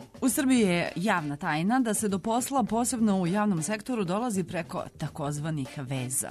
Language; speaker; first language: Serbian; native; Serbian